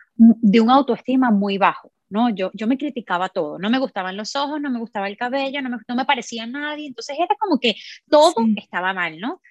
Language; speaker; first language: Spanish; native; Spanish